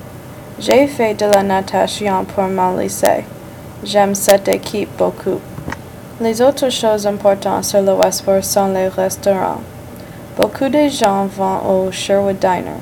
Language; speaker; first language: French; non-native, learner; English